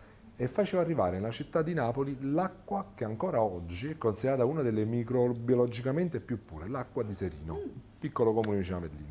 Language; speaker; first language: Italian; native; Italian